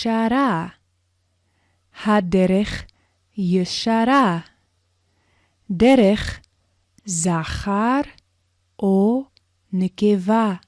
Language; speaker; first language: Hebrew; non-native, fluent; Indonesian